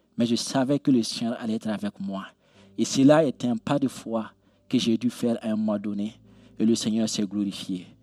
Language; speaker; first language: French; non-native, local second language; Mossi